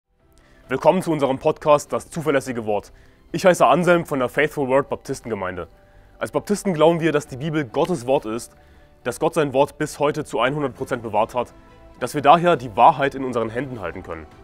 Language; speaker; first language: German; native; German